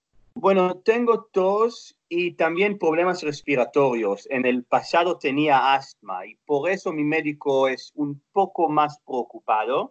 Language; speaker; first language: Spanish; non-native, fluent; Hebrew